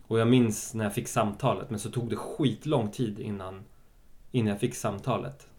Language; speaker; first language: Swedish; early bilingual, other home language; Spanish